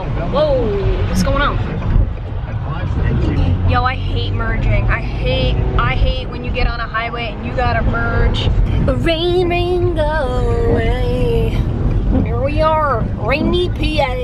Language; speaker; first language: English; native; English